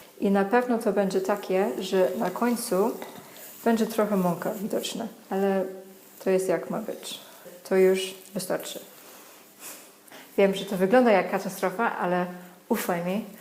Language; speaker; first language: Polish; non-native, learner; English